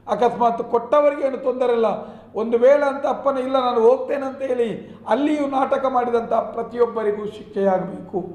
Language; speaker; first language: Kannada; non-native, local second language; Tulu